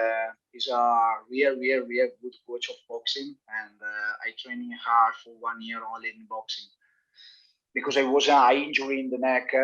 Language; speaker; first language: English; non-native, learner; Italian